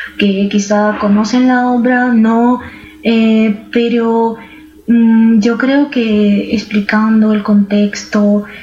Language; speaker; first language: Spanish; non-native, fluent; Romanian